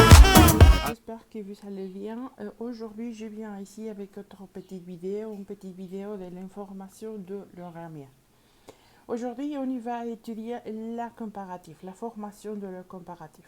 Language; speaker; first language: French; non-native, learner; Spanish